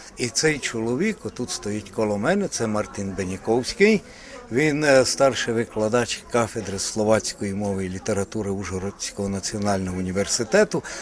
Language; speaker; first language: Ukrainian; native; Ukrainian